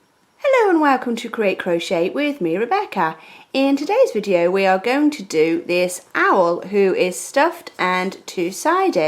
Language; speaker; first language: English; native; English